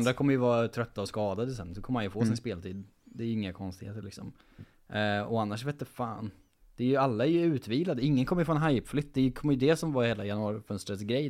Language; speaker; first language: Swedish; native; Swedish